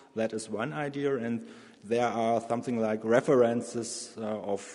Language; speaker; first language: English; non-native, learner; German